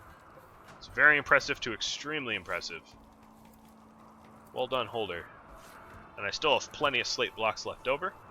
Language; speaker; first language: English; native; English